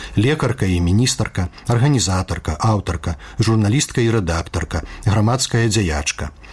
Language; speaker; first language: Belarusian; native; Belarusian